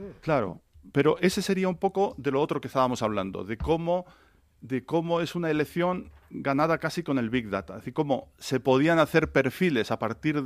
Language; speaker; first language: Spanish; native; Spanish